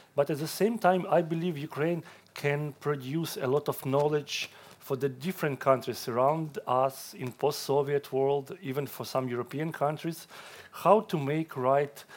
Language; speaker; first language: English; non-native, fluent; Russian